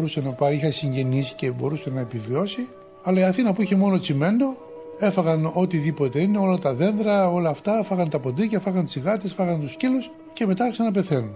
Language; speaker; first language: Greek; native; Greek